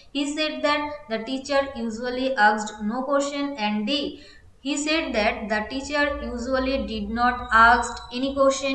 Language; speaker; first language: English; non-native, local second language; Bangla